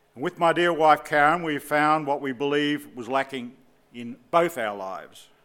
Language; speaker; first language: English; native; English